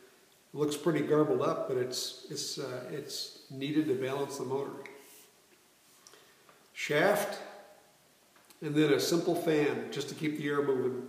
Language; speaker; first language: English; native; English